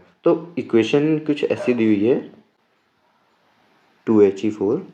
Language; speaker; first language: Hindi; native; Hindi